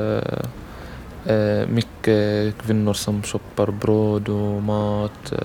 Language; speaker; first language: Swedish; non-native, learner; Arabic